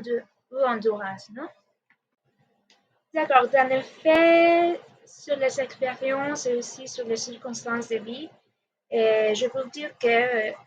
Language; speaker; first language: French; non-native, learner; Spanish